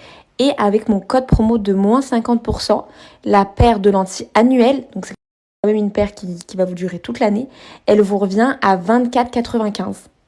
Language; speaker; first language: French; native; French